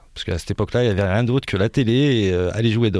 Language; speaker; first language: French; early bilingual, other home language; Arabic